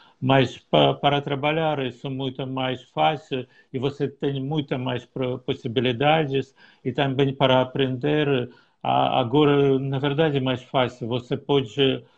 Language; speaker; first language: Portuguese; non-native, learner; Russian